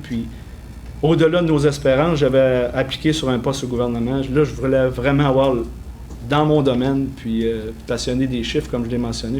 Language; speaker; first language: French; native; French